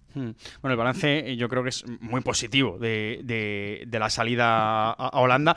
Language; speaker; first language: Spanish; native; Spanish